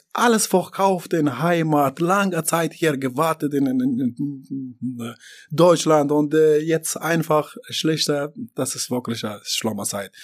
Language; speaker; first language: German; non-native, learner; Persian